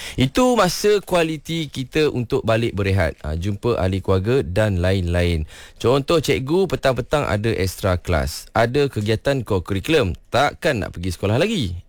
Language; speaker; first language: Malay; native; Malay